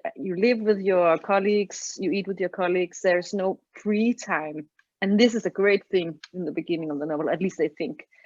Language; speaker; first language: English; non-native, fluent; Danish